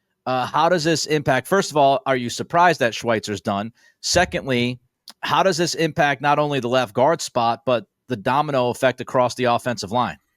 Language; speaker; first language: English; native; English